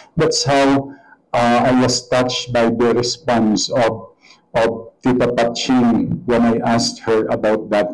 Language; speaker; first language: English; non-native, local second language; Hiligaynon